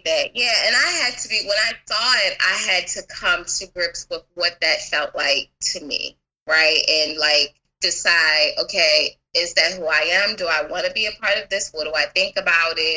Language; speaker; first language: English; native; English